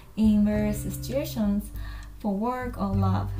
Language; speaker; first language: English; non-native, fluent; Japanese